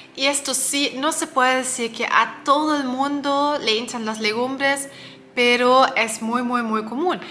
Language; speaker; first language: Spanish; non-native, fluent; German